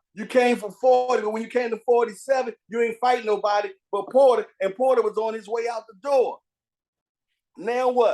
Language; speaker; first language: English; native; English